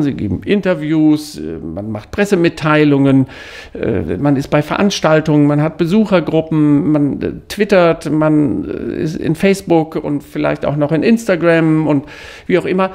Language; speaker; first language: German; native; German